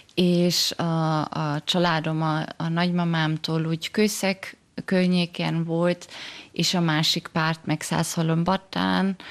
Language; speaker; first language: Hungarian; early bilingual, heritage; German